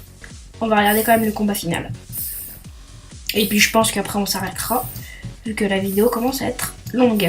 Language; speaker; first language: French; native; French